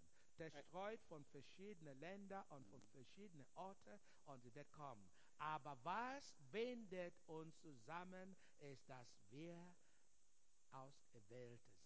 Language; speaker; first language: German; non-native, learner; English